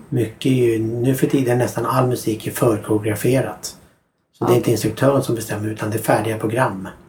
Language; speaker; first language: Swedish; native; Swedish